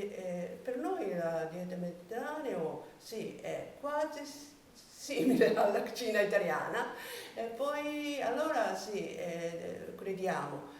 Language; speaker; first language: Italian; non-native, learner; Japanese